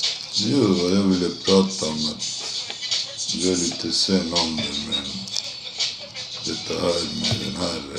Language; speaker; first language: Swedish; non-native, fluent; Spanish